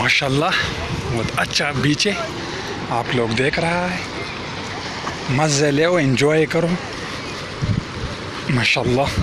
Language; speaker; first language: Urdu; non-native, local second language; Pashto